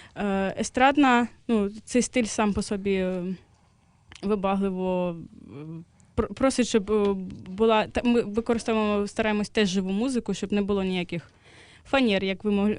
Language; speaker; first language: Ukrainian; non-native, local second language; Russian